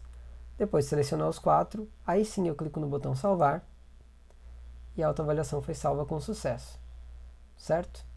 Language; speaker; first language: Portuguese; native; Portuguese